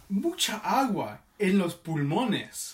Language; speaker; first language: Spanish; non-native, learner; English